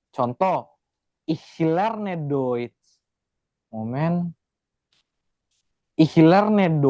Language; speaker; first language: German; non-native, learner; Indonesian